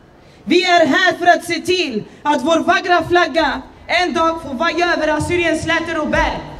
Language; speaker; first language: Swedish; early bilingual, other home language; Assyrian Neo-Aramaic